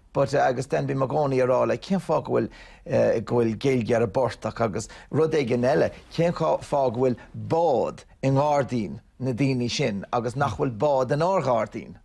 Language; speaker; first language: Irish; non-native, local second language; English